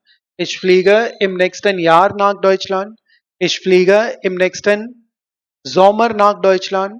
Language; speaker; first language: German; non-native, learner; Hindi